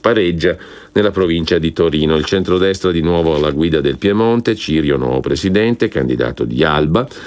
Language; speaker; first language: Italian; native; Italian